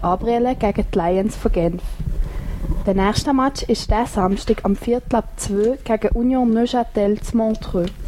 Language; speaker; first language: German; non-native, learner; French